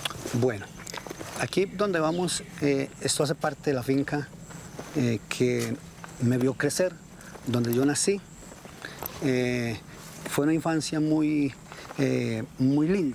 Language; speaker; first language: Spanish; native; Spanish